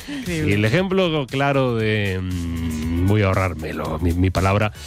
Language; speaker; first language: Spanish; native; Spanish